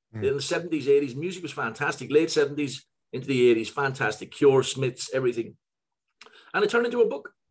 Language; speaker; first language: English; native; English